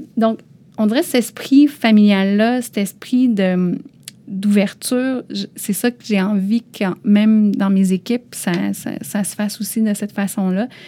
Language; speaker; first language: French; early bilingual, other home language; Lao